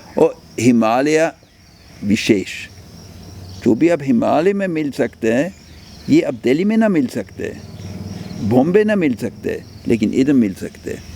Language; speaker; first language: Hindi; non-native, fluent; German